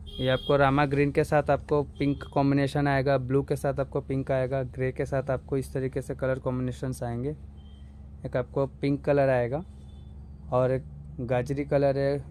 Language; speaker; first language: Hindi; native; Hindi